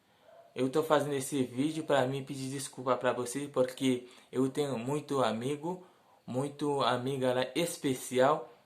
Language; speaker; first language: Portuguese; non-native, learner; Haitian Creole